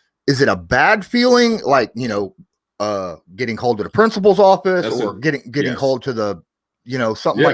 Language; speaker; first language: English; native; English